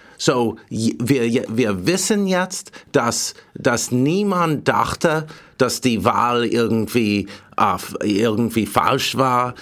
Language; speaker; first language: German; non-native, learner; English